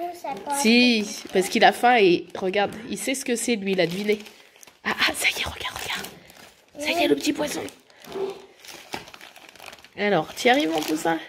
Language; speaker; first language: French; native; French